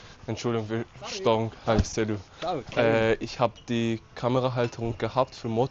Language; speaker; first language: German; non-native, learner; Azerbaijani